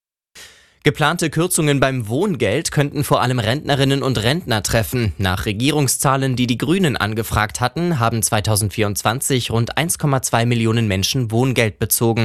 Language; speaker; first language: German; native; German